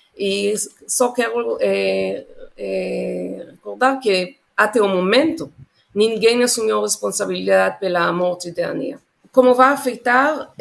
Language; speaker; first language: Portuguese; non-native, fluent; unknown